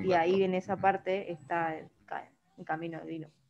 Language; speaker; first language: Spanish; native; Spanish